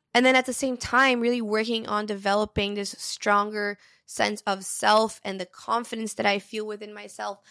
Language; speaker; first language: English; early bilingual, other home language; Portuguese